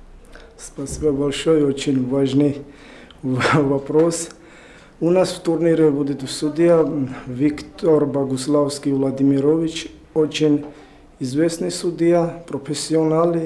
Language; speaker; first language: Russian; non-native, learner; Georgian